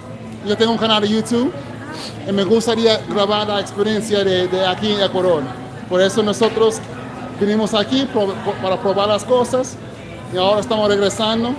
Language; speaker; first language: Spanish; non-native, fluent; English